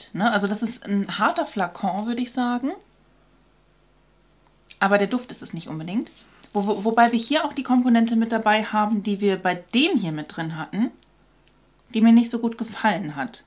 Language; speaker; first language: German; native; German